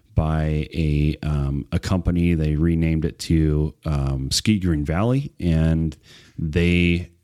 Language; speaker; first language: English; native; English